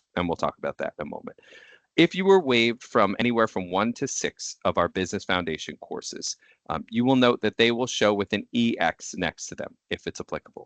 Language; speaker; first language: English; native; English